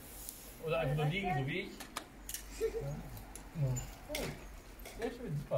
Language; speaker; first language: German; native; German